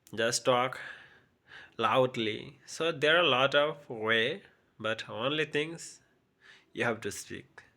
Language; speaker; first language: English; non-native, local second language; Bangla